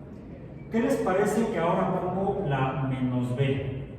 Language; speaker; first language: Spanish; native; Spanish